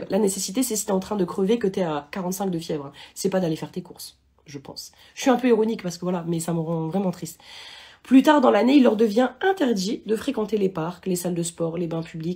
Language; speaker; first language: French; native; French